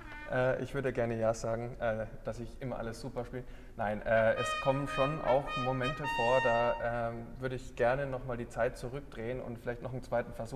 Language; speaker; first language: German; native; German